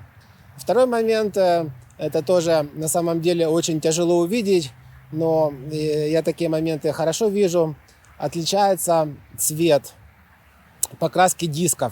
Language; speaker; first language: Russian; native; Russian